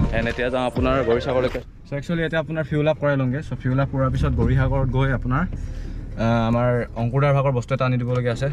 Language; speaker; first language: Assamese; non-native, local second language; Mising